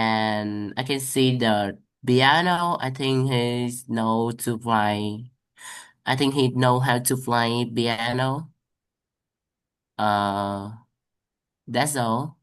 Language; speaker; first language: English; non-native, learner; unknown